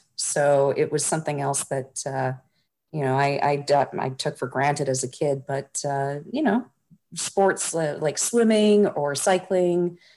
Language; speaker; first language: English; native; English